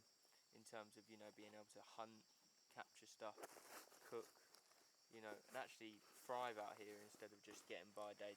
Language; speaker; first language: English; native; English